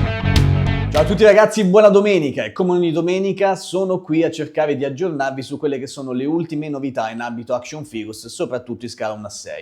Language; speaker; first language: Italian; native; Italian